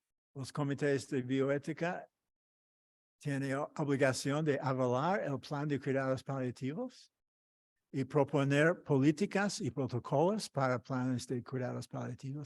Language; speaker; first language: Spanish; non-native, fluent; English